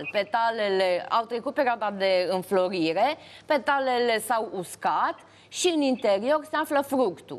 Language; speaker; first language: Romanian; native; Romanian